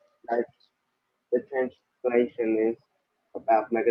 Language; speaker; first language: English; non-native, learner; Vietnamese